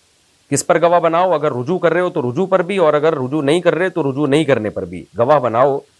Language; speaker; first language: Urdu; native; Urdu